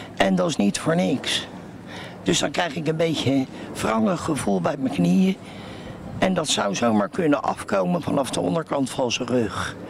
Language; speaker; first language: Dutch; native; Dutch